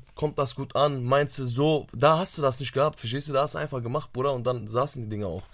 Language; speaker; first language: German; native; German